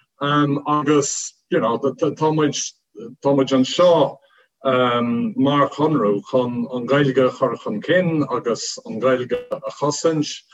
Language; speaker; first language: Irish; non-native, fluent; English